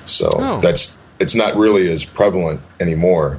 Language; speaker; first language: English; native; English